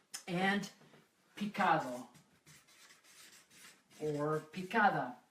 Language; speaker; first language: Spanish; non-native, fluent; English